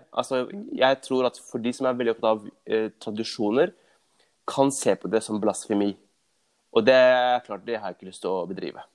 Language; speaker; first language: Norwegian; early bilingual, other home language; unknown